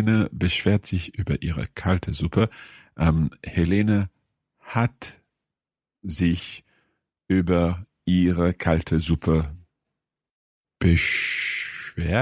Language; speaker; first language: German; non-native, learner; English